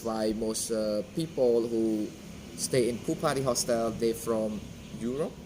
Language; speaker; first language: English; non-native, fluent; Khmer